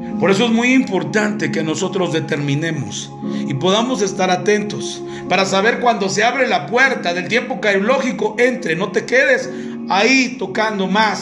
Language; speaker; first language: Spanish; native; Spanish